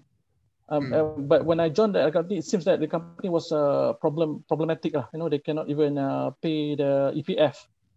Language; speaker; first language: English; non-native, local second language; Malay